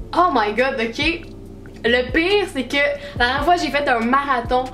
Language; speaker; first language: French; native; French